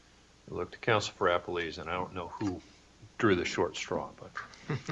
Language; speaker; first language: English; native; English